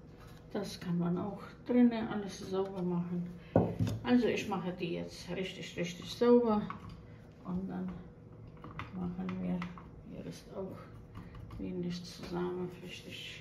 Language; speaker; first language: German; non-native, fluent; Croatian